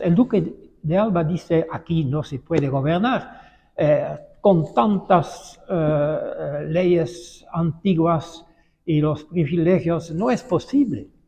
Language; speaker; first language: Spanish; non-native, fluent; Dutch